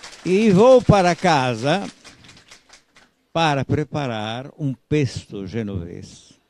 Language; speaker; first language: Portuguese; non-native, fluent; Italian